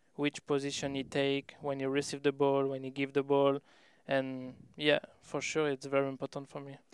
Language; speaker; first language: English; non-native, learner; French